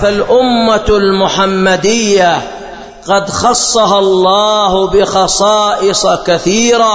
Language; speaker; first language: Arabic; native; Arabic